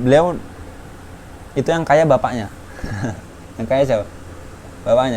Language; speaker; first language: Indonesian; native; Indonesian